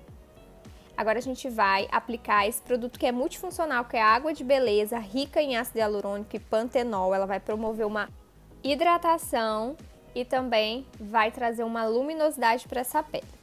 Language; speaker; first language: Portuguese; native; Portuguese